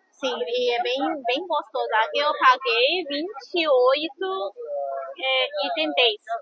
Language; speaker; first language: Portuguese; non-native, fluent; Chinese